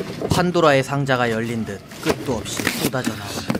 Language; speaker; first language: Korean; native; Korean